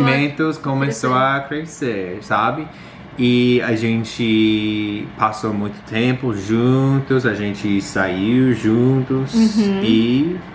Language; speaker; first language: Portuguese; non-native, learner; English